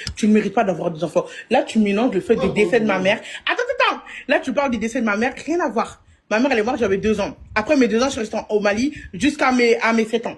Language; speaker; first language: French; early bilingual, other home language; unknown